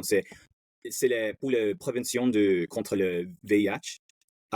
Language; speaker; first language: French; non-native, learner; English